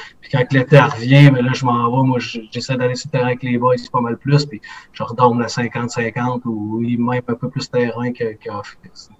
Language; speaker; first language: French; native; French